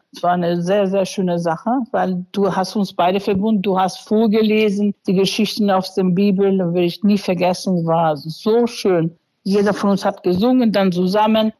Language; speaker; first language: German; early bilingual, other home language; Spanish